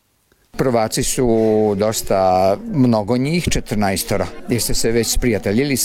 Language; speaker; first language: Serbian; native; Serbian